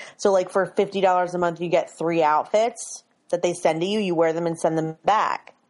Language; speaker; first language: English; native; English